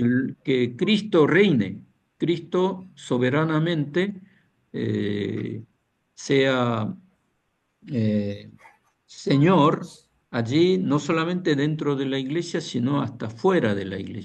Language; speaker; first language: Spanish; non-native, fluent; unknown